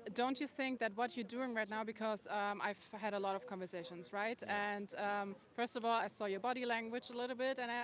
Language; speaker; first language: English; non-native, fluent; German